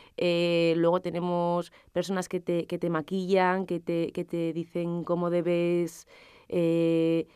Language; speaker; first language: Spanish; native; Spanish